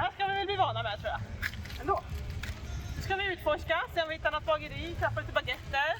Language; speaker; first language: Swedish; native; Swedish